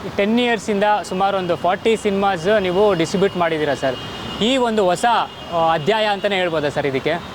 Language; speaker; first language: Kannada; native; Kannada